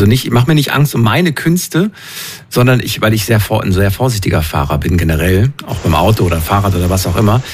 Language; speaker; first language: German; native; German